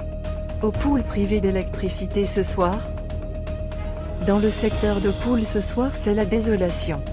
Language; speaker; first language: French; native; French